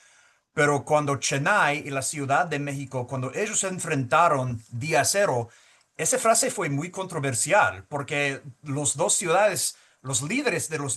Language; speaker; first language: Spanish; early bilingual, heritage; Spanish